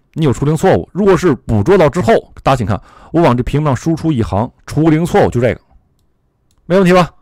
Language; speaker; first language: Chinese; native; Chinese